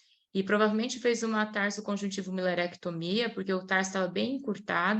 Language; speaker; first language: Portuguese; native; Portuguese